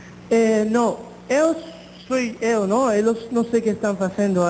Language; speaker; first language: Portuguese; non-native, learner; Spanish